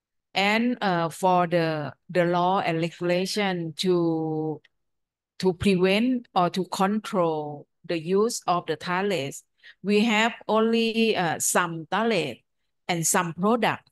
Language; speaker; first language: English; non-native, fluent; Thai